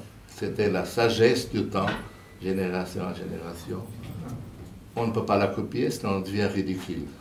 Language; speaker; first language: French; non-native, fluent; Portuguese